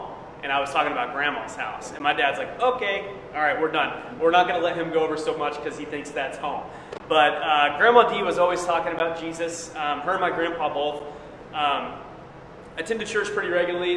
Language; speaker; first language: English; native; English